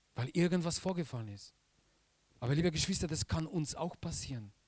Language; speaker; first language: German; non-native, fluent; Polish